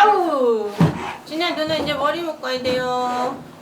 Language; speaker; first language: Korean; native; Korean